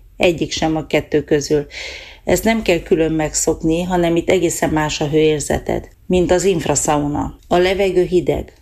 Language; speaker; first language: Hungarian; native; Hungarian